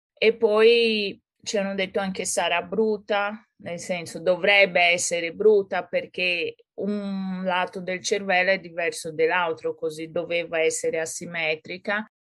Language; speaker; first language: Italian; non-native, fluent; Portuguese